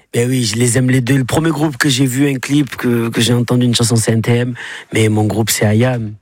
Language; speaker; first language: French; native; French